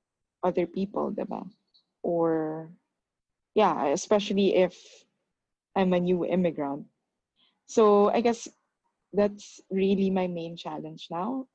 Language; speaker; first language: English; non-native, local second language; Filipino